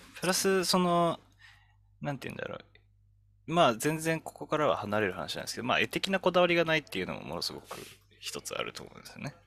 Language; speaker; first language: Japanese; native; Japanese